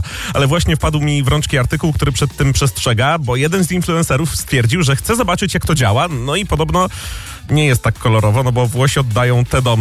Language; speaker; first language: Polish; native; Polish